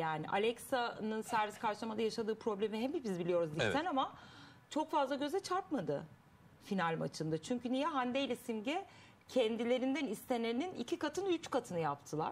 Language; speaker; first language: Turkish; native; Turkish